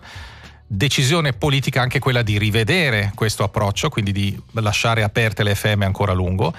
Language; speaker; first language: Italian; native; Italian